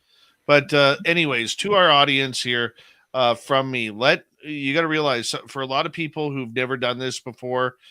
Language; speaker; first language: English; native; English